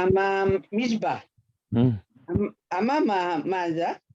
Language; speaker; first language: Arabic; non-native, learner; Malay